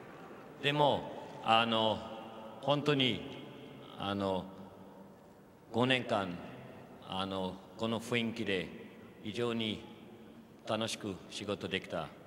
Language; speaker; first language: Japanese; non-native, learner; German